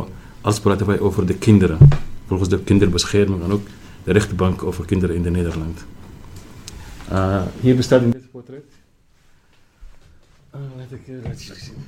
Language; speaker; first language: Dutch; non-native, learner; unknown